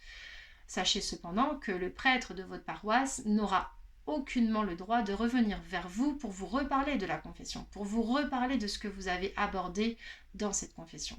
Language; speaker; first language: French; native; French